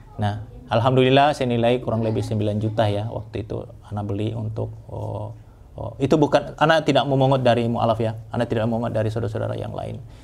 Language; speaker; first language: Indonesian; non-native, local second language; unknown